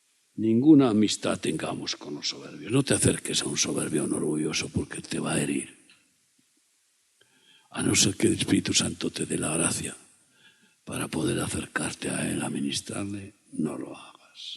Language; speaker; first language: Spanish; native; Spanish